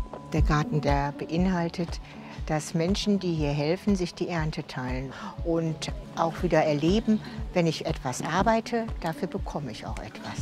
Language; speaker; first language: German; native; German